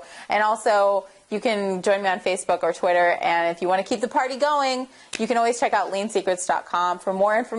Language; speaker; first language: English; native; English